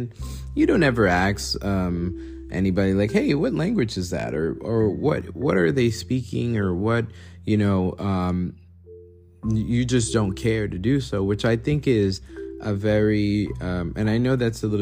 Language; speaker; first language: English; native; English